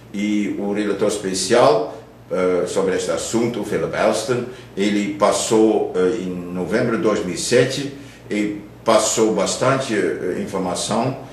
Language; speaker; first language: Portuguese; non-native, fluent; Dutch